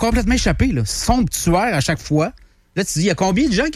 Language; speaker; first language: French; native; French